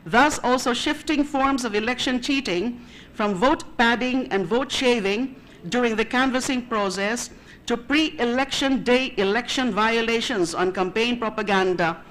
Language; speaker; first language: English; non-native, local second language; Filipino